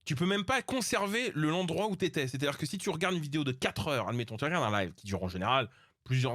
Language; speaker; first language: French; native; French